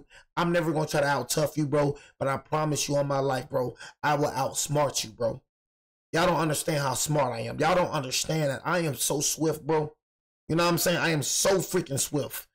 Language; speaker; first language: English; native; English